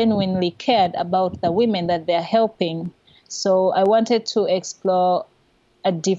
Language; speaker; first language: English; non-native, local second language; Ganda